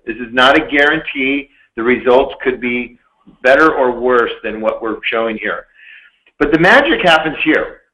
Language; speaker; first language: English; native; English